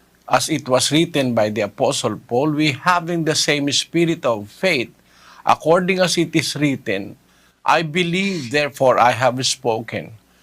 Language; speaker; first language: English; non-native, local second language; Filipino